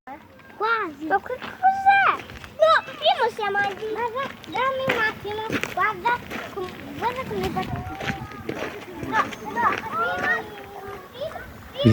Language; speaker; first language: Italian; early bilingual, other home language; Sinhala